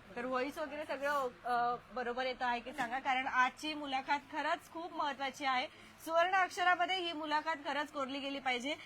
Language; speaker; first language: Marathi; native; Marathi